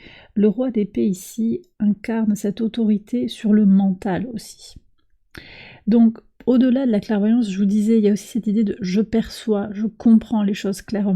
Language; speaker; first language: French; native; French